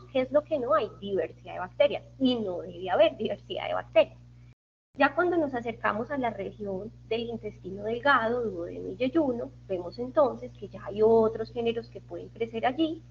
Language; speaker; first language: Spanish; native; Spanish